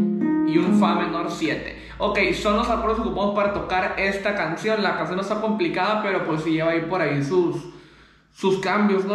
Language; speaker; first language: Spanish; native; Spanish